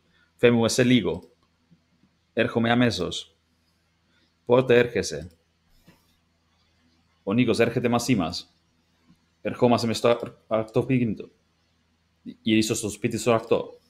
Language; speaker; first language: Greek; non-native, learner; English